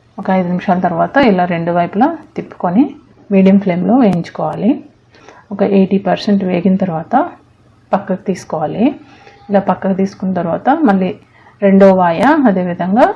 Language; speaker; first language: Telugu; native; Telugu